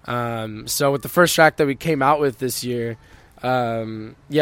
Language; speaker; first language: English; native; English